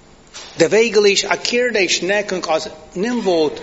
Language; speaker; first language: Hungarian; non-native, fluent; English